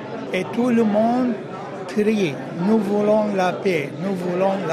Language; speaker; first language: French; non-native, fluent; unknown